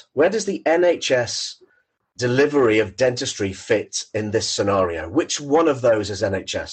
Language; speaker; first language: English; native; English